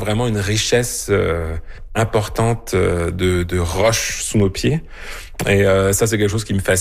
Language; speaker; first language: French; native; French